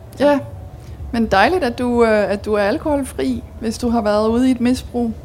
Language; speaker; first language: Danish; early bilingual, heritage; Danish